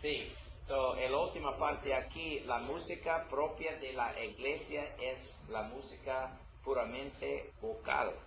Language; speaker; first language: Spanish; non-native, learner; English